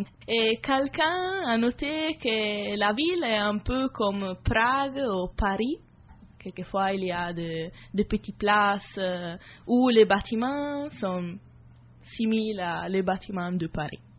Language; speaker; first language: French; non-native, learner; Italian